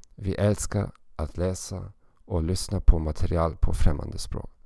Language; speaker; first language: Swedish; non-native, learner; German